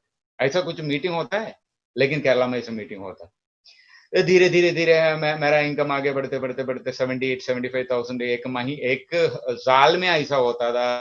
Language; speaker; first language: Hindi; non-native, local second language; Malayalam